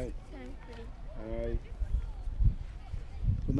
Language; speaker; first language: Japanese; non-native, learner; French